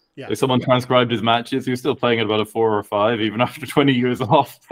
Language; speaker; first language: English; native; English